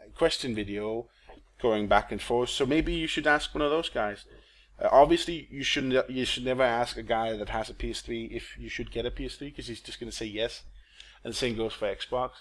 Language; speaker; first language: English; non-native, fluent; Danish